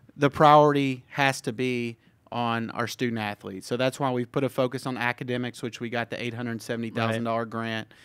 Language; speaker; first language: English; native; English